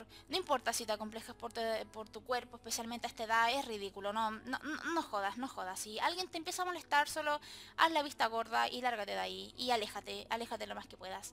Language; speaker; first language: Spanish; native; Spanish